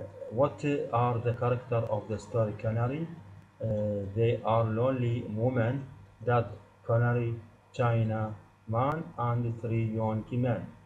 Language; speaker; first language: English; non-native, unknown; Arabic